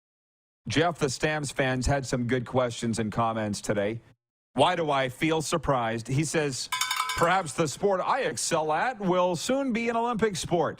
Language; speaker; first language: English; native; English